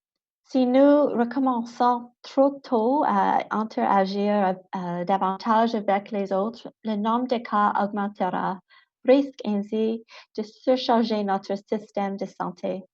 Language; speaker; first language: French; non-native, local second language; English